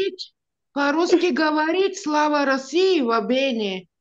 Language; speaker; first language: Russian; non-native, learner; Italian